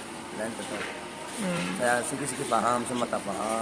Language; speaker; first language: Indonesian; non-native, learner; Rohingya